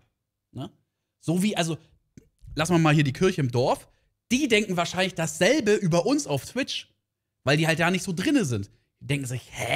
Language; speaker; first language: German; native; German